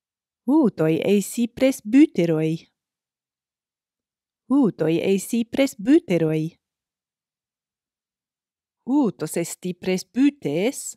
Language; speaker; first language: Greek; non-native, fluent; English